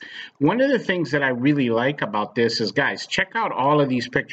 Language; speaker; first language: English; native; English